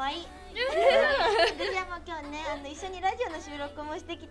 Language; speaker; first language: Japanese; native; Japanese